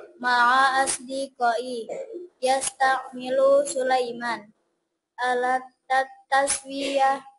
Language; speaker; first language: Arabic; non-native, learner; Indonesian